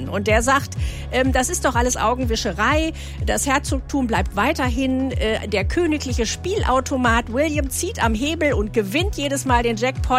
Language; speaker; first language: German; native; German